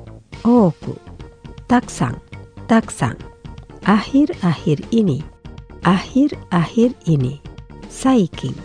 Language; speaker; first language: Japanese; non-native, fluent; Indonesian